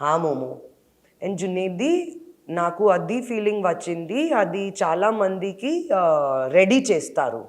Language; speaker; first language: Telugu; non-native, learner; Hindi